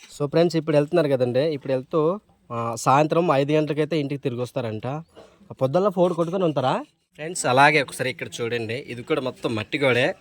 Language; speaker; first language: Telugu; non-native, local second language; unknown